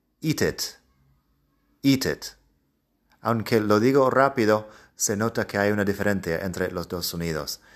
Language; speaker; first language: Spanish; non-native, fluent; English